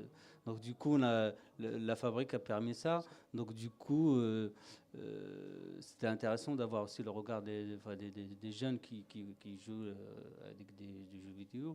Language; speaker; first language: French; native; French